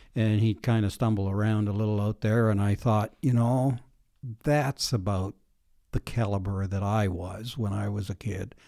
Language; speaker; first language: English; native; English